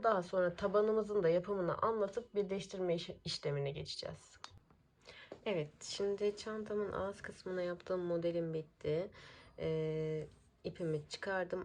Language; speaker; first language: Turkish; native; Turkish